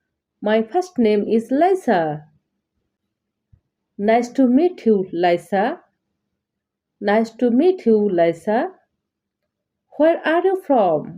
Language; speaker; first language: English; non-native, learner; Bangla